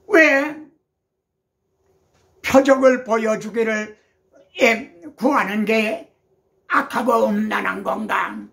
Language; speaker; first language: Korean; native; Korean